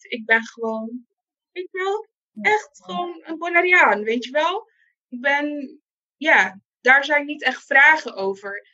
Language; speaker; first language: Dutch; non-native, local second language; Papiamento